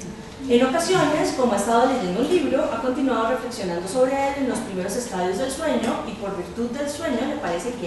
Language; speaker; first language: Spanish; native; Spanish